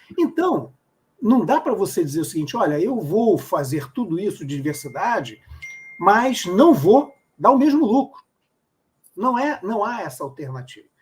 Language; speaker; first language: Portuguese; native; Portuguese